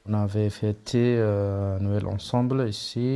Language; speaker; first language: French; non-native, fluent; Arabic